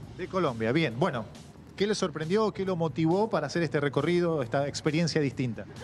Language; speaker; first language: Spanish; native; Spanish